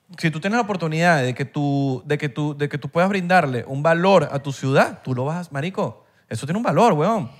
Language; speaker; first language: Spanish; early bilingual, heritage; Spanish